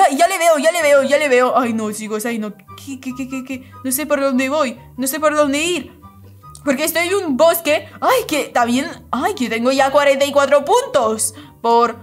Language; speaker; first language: Spanish; non-native, fluent; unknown